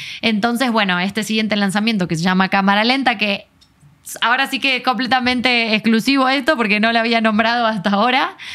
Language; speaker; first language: Spanish; native; Spanish